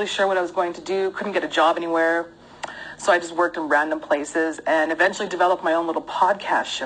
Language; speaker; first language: English; native; English